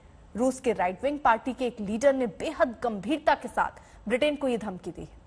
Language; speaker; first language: Hindi; native; Hindi